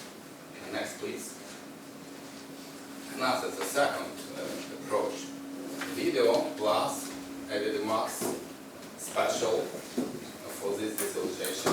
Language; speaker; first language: English; non-native, learner; Ukrainian